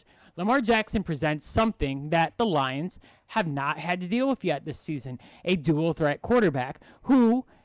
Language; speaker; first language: English; native; English